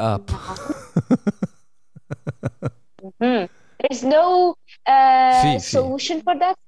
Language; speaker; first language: English; non-native, local second language; Arabic